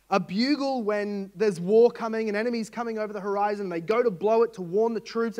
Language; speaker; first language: English; native; English